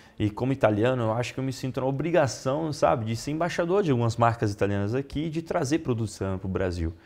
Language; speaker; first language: Portuguese; non-native, fluent; Italian